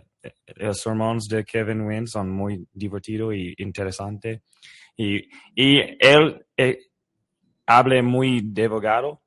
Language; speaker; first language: Spanish; non-native, learner; English